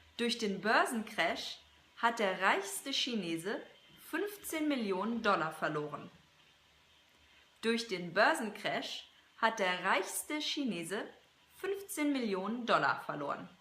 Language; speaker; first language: German; non-native, fluent; English